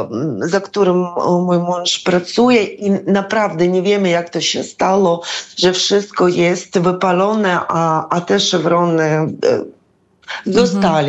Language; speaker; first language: Polish; non-native, fluent; Ukrainian